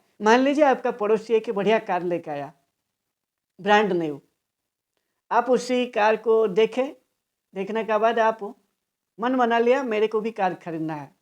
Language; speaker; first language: Hindi; non-native, local second language; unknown